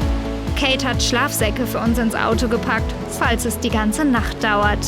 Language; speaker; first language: German; native; German